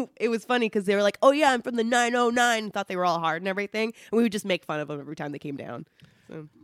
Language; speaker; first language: English; native; English